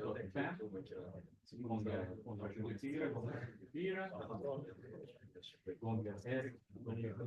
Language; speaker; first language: Swedish; non-native, fluent; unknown